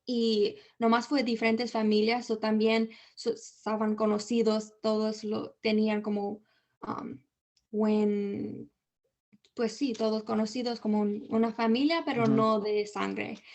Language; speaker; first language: Spanish; early bilingual, heritage; Spanish